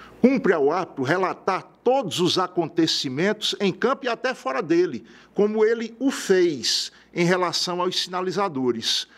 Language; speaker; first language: Portuguese; native; Portuguese